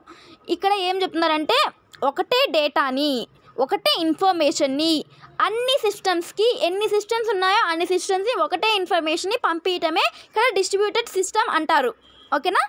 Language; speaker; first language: Telugu; native; Telugu